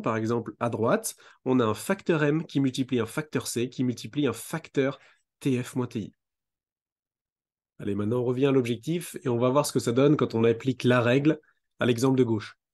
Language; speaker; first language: French; native; French